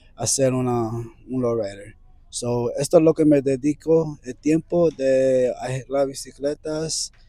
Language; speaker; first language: Spanish; early bilingual, other home language; English